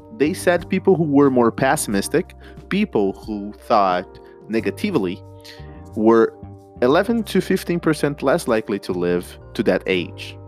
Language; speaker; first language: English; non-native, fluent; Portuguese